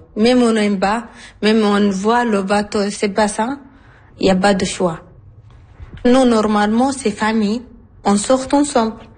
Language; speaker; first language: French; non-native, learner; Arabic